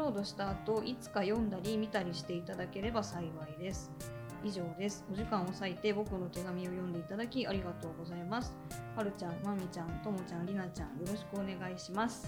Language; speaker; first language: Japanese; native; Japanese